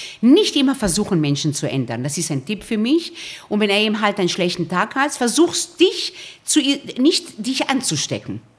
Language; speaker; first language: German; early bilingual, other home language; Romanian